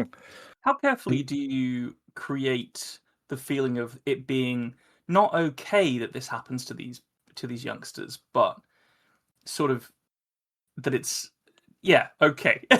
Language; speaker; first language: English; native; English